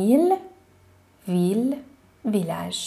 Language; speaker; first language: French; non-native, fluent; Hungarian